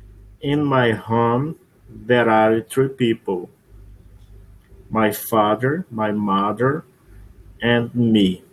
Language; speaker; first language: English; non-native, learner; Portuguese